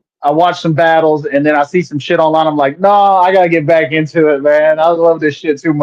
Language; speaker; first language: English; native; English